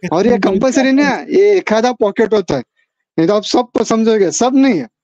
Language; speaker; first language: Hindi; non-native, local second language; Marathi